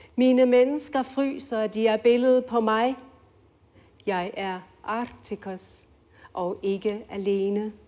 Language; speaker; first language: Danish; non-native, local second language; Kalaallisut